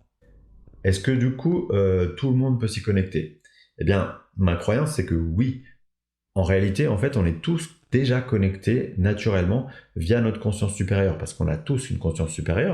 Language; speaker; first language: French; native; French